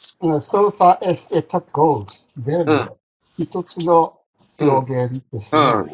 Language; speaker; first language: Japanese; non-native, learner; Chinese